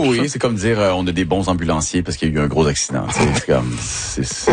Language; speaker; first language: French; native; French